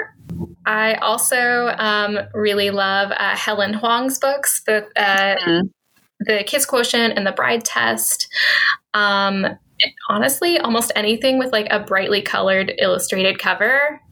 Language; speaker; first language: English; native; English